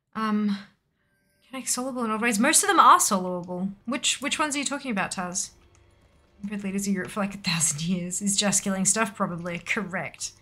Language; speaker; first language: English; native; English